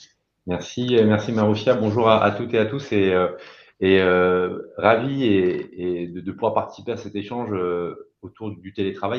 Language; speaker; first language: French; native; French